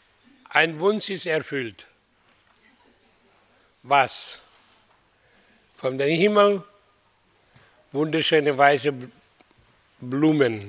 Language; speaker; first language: German; non-native, learner; Hindi